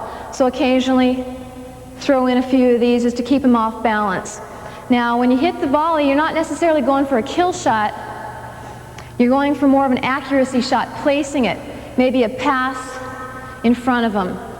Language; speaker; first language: English; native; English